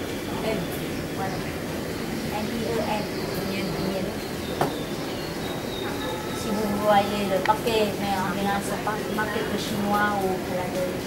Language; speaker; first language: French; non-native, fluent; Vietnamese